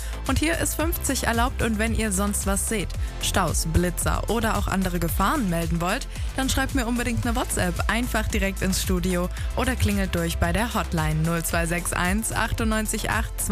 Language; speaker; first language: German; native; German